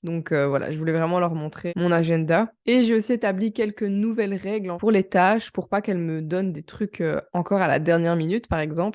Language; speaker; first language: French; native; French